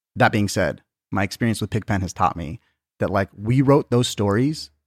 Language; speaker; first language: English; native; English